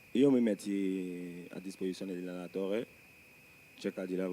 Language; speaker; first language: Italian; non-native, learner; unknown